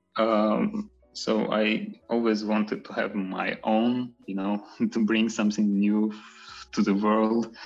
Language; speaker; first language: English; non-native, fluent; Azerbaijani